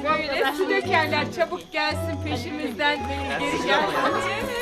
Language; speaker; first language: Turkish; native; Turkish